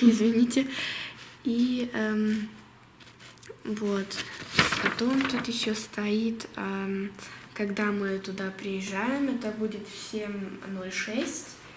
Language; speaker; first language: Russian; early bilingual, heritage; Russian